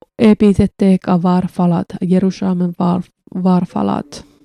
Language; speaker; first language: Hungarian; non-native, learner; Finnish